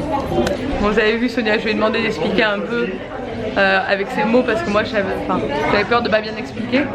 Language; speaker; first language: French; native; French